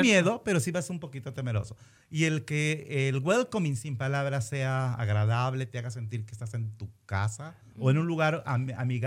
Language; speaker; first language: Spanish; native; Spanish